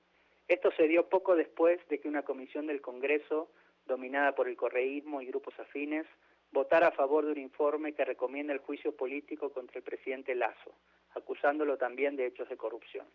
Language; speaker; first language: Spanish; native; Spanish